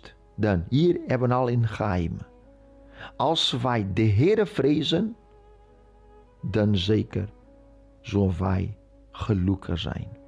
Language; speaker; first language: Dutch; non-native, fluent; Portuguese